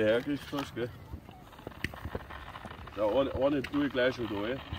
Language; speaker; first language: German; native; German